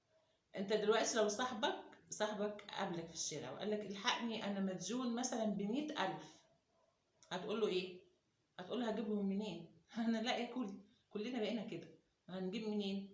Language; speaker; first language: Arabic; native; Arabic